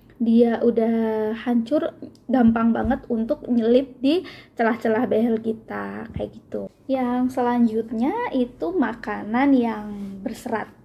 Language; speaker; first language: Indonesian; native; Indonesian